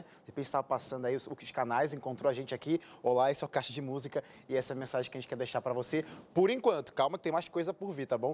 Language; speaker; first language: Portuguese; native; Portuguese